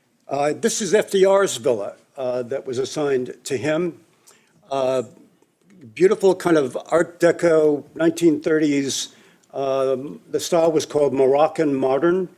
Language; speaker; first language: English; native; English